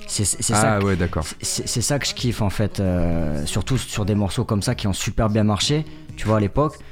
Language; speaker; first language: French; native; French